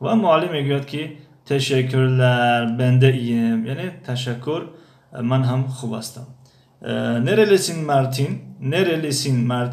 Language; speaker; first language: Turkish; non-native, fluent; Persian